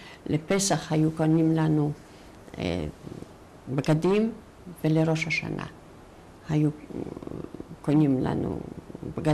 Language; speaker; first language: Hebrew; non-native, fluent; Yiddish